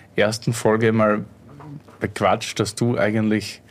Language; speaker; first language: German; native; German